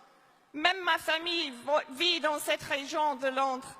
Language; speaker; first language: French; non-native, fluent; English